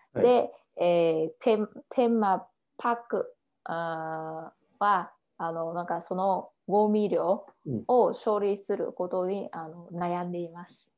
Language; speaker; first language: Japanese; non-native, learner; Vietnamese